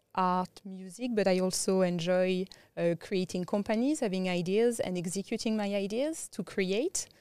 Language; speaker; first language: English; non-native, fluent; French